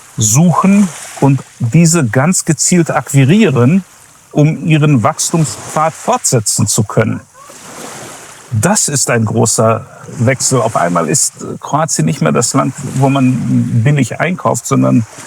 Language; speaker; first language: German; early bilingual, other home language; Croatian